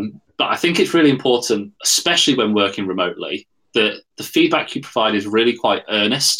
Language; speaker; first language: English; native; English